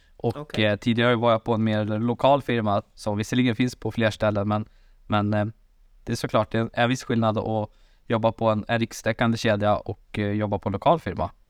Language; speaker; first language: Swedish; native; Swedish